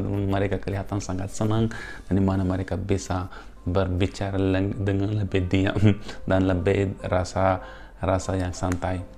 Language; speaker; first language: Indonesian; non-native, fluent; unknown